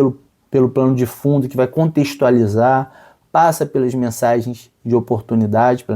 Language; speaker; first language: Portuguese; native; Portuguese